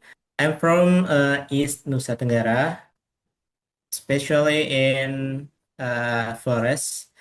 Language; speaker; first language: English; non-native, learner; Indonesian